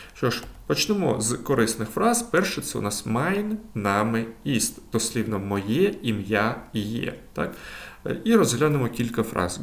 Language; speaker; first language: Ukrainian; native; Ukrainian